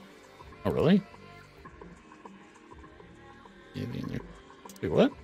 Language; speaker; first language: English; native; English